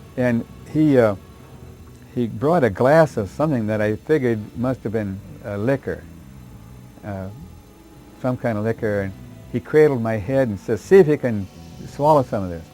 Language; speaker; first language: English; native; English